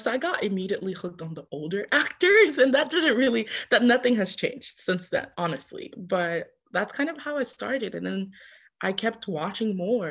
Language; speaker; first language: English; early bilingual, other home language; French